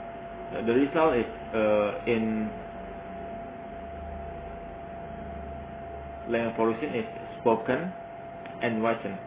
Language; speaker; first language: English; non-native, learner; Indonesian